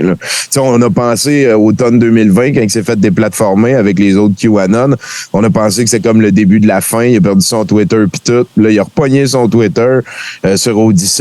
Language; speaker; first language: French; native; French